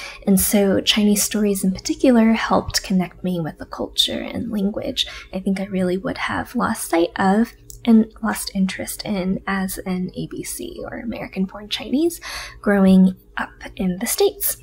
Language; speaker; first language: English; native; English